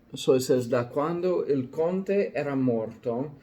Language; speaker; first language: Italian; non-native, learner; English